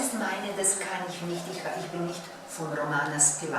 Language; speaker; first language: German; non-native, fluent; Bosnian